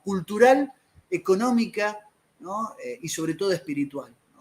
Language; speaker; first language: Spanish; native; Spanish